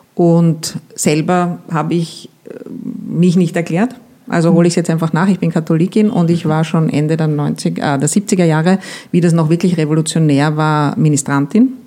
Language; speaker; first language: German; native; German